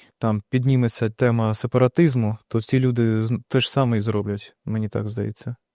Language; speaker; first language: Ukrainian; non-native, local second language; Russian